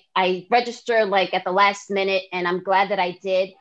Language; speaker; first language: English; native; English